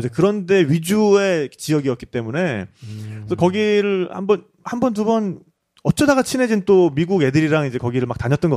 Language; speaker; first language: Korean; native; Korean